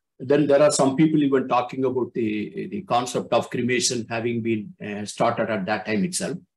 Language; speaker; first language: English; non-native, local second language; Tamil